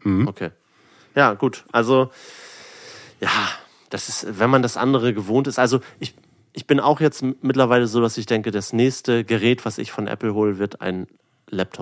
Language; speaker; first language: German; native; German